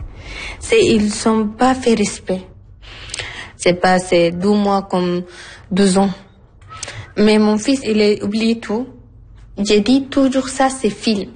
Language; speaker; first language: French; non-native, learner; Arabic